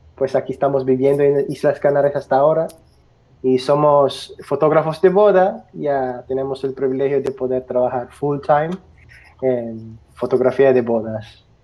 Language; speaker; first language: Spanish; non-native, fluent; Filipino